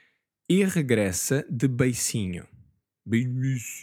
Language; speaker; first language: Portuguese; native; Portuguese